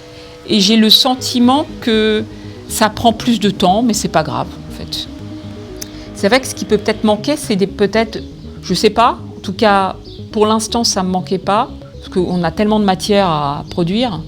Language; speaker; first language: French; native; French